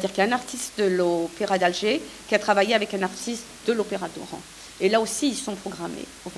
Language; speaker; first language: French; non-native, local second language; Arabic